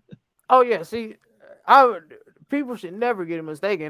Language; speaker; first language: English; native; English